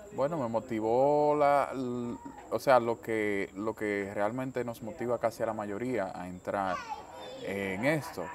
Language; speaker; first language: Spanish; native; Spanish